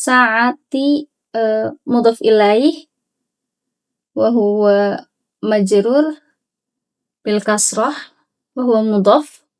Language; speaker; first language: Arabic; non-native, learner; Indonesian